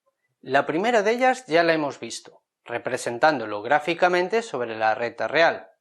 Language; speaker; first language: Spanish; native; Spanish